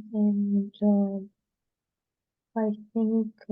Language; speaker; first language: English; non-native, learner; Russian